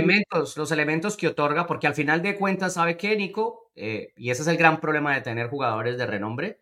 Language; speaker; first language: Spanish; native; Spanish